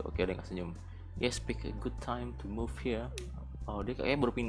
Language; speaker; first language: English; non-native, learner; Indonesian